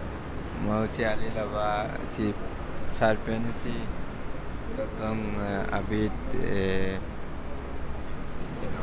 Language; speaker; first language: French; non-native, learner; Bangla